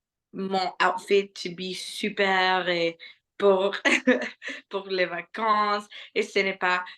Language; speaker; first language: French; non-native, learner; Spanish